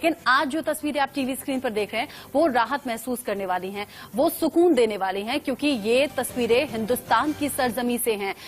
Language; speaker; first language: Hindi; native; Hindi